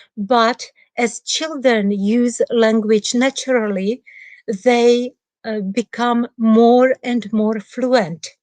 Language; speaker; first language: English; non-native, fluent; Czech